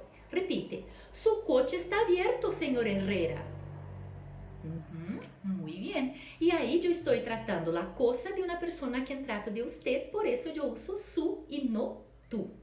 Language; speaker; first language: Spanish; non-native, fluent; Portuguese